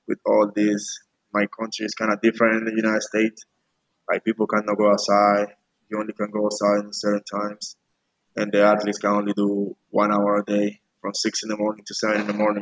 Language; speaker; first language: English; non-native, fluent; Spanish